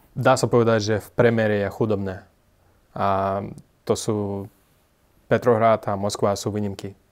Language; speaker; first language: Slovak; non-native, fluent; Russian